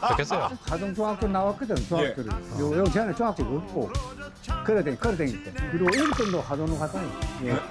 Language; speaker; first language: Korean; native; Korean